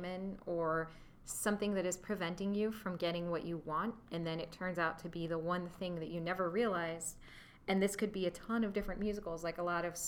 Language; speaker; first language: English; native; English